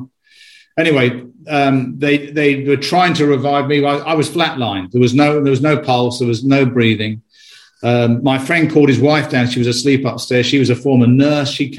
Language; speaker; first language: English; native; English